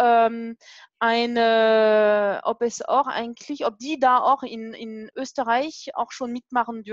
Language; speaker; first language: German; non-native, fluent; French